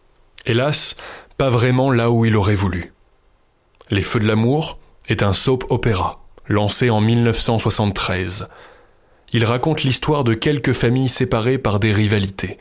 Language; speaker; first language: French; native; French